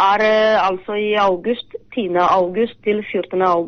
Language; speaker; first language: Norwegian; non-native, fluent; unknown